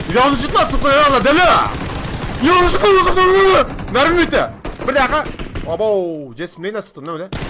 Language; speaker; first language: Turkish; native; Turkish